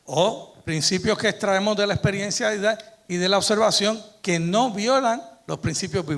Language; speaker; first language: Spanish; native; Spanish